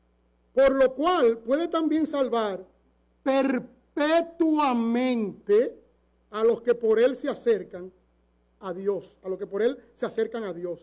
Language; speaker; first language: Spanish; native; Spanish